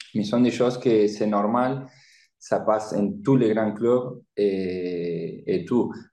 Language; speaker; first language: French; non-native, learner; Spanish